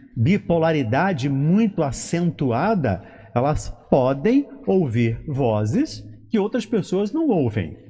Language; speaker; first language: Portuguese; native; Portuguese